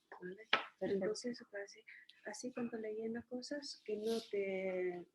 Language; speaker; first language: Spanish; non-native, learner; Chinese